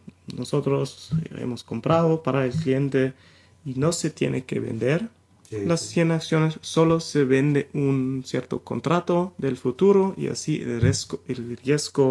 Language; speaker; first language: Spanish; non-native, fluent; German